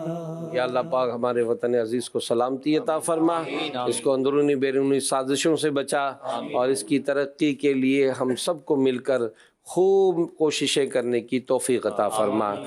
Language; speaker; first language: Urdu; native; Urdu